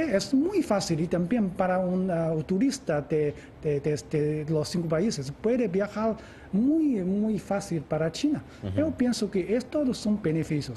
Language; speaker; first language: Spanish; non-native, fluent; Chinese